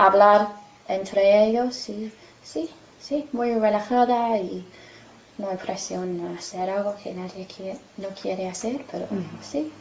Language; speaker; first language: Spanish; non-native, fluent; English